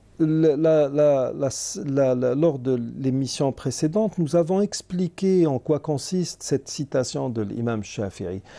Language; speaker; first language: French; non-native, local second language; Arabic